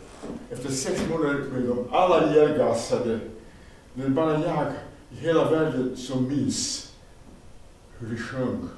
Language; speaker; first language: Swedish; non-native, fluent; Croatian